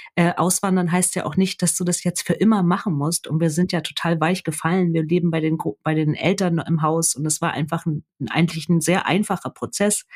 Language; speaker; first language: German; native; German